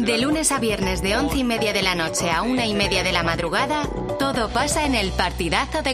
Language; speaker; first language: Spanish; native; Spanish